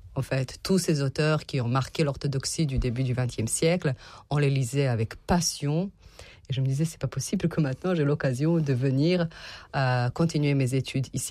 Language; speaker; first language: French; non-native, fluent; Serbian